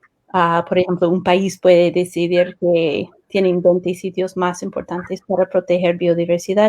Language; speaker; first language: Spanish; non-native, fluent; English